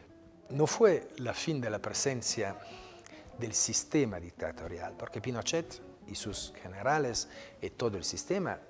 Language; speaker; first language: Spanish; non-native, fluent; Italian